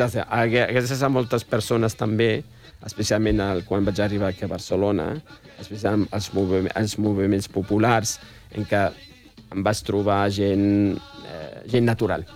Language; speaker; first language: Catalan; non-native, fluent; Riffian